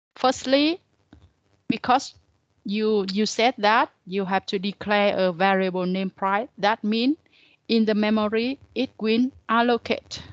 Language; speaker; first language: English; non-native, learner; Vietnamese